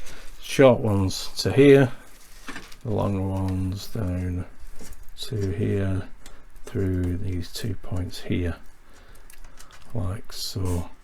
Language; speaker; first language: English; native; English